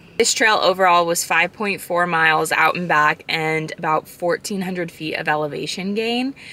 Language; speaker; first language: English; native; English